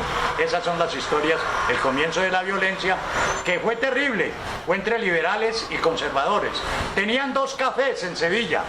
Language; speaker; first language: Spanish; native; Spanish